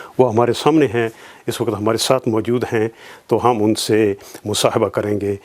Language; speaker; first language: Urdu; non-native, local second language; Punjabi